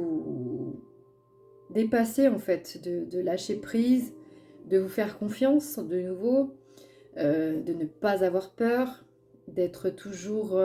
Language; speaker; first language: French; native; French